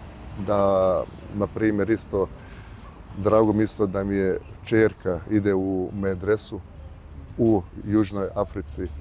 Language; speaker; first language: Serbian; early bilingual, heritage; Bosnian